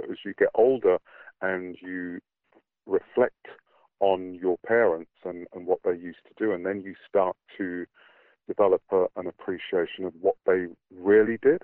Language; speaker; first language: English; native; English